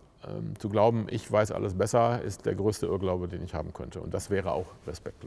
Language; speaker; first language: German; native; German